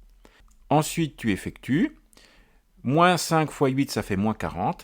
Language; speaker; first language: French; native; French